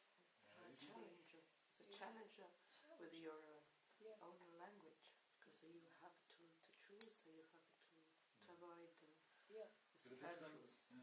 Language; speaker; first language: English; non-native, learner; Italian